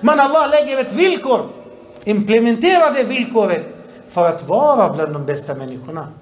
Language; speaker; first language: Swedish; early bilingual, other home language; Arabic